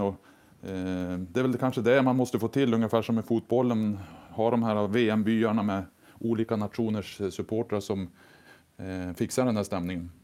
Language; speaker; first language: Swedish; native; Swedish